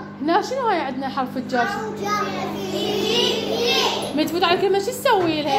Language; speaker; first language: Arabic; native; Arabic